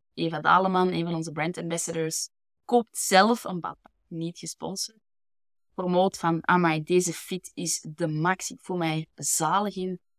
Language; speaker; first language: Dutch; native; Dutch